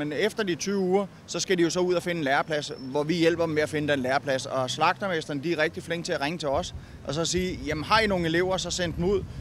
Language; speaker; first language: Danish; native; Danish